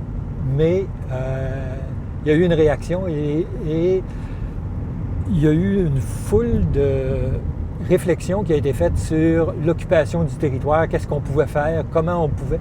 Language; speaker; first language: French; native; French